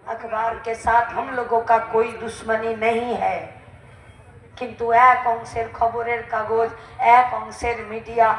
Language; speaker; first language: Hindi; non-native, local second language; Bangla